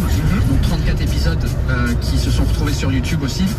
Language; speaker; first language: French; non-native, fluent; English